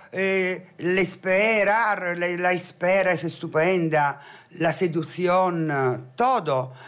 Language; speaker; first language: Spanish; non-native, fluent; Italian